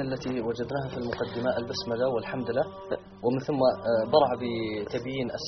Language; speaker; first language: Arabic; native; Arabic